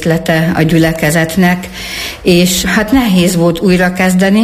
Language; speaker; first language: Hungarian; native; Hungarian